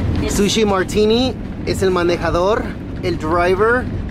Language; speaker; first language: Spanish; early bilingual, heritage; Spanish